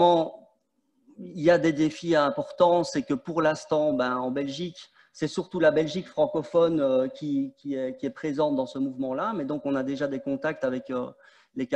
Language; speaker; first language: French; native; French